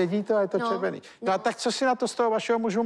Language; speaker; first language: Czech; native; Czech